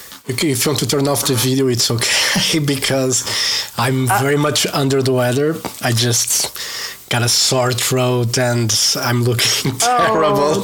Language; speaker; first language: English; non-native, fluent; Portuguese